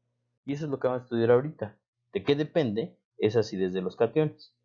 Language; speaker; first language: Spanish; native; Spanish